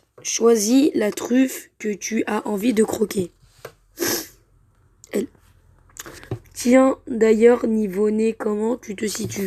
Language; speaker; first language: French; native; French